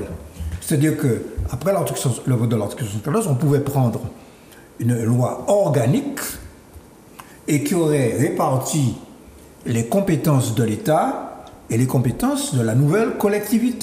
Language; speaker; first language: French; native; French